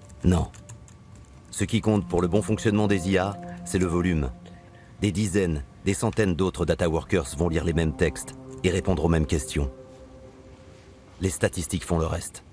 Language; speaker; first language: French; native; French